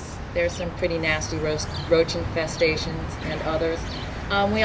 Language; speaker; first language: English; native; English